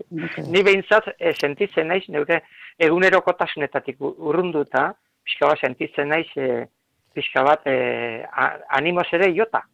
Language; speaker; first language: Basque; native; Basque